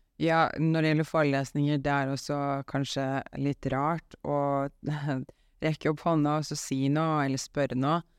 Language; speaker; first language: Norwegian; non-native, fluent; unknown